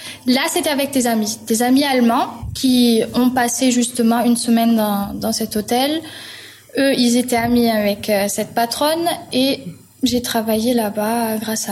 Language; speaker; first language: French; non-native, fluent; German